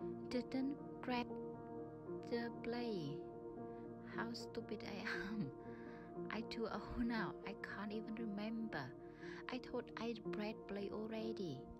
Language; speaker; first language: English; non-native, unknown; Vietnamese